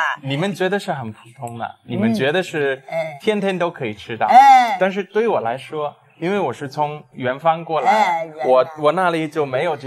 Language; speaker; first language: Chinese; non-native, fluent; English